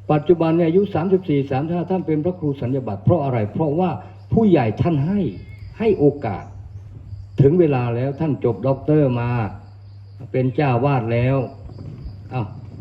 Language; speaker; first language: Thai; non-native, local second language; Northern Khmer